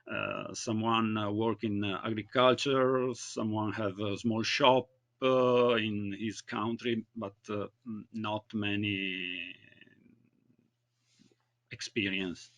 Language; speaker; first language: English; non-native, learner; Italian